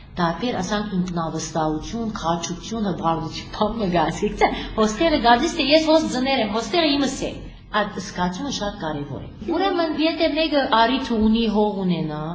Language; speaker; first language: Armenian; early bilingual, heritage; Armenian